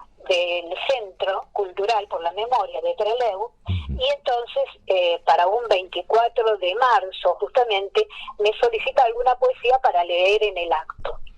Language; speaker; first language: Spanish; native; Spanish